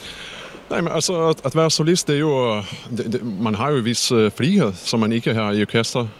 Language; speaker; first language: Danish; non-native, fluent; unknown